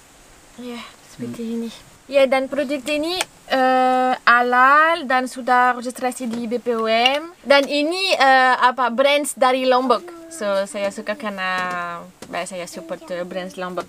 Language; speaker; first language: Indonesian; non-native, learner; French